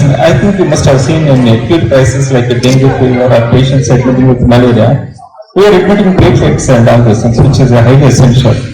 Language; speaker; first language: English; non-native, local second language; Telugu